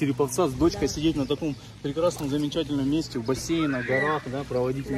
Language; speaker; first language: Russian; native; Russian